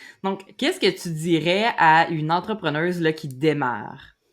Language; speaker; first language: French; native; French